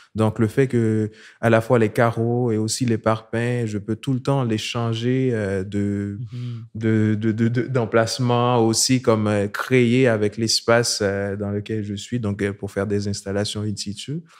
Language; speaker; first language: French; non-native, local second language; Haitian Creole